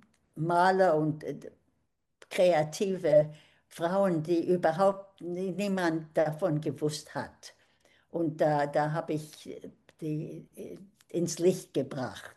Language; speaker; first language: German; early bilingual, heritage; German